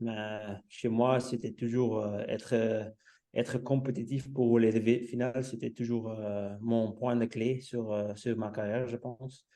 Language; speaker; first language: French; non-native, local second language; Dutch